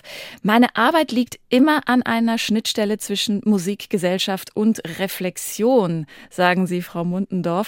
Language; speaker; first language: German; native; German